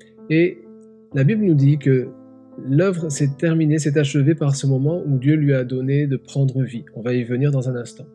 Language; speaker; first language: French; native; French